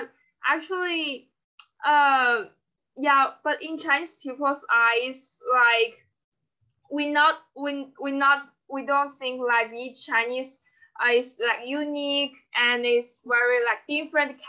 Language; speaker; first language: English; non-native, fluent; Chinese